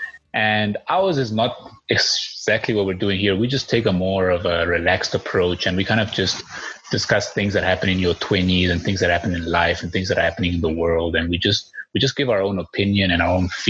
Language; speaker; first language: English; early bilingual, other home language; Spanish